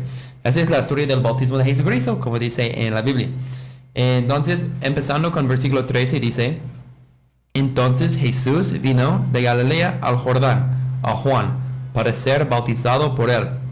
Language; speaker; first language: Spanish; non-native, fluent; English